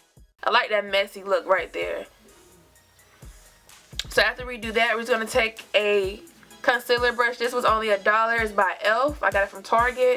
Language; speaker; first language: English; native; English